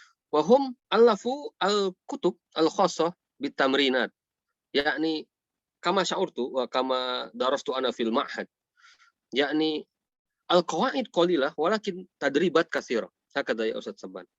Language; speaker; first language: Arabic; non-native, fluent; Indonesian